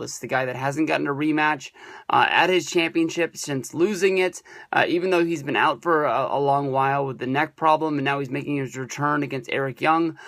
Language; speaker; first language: English; native; English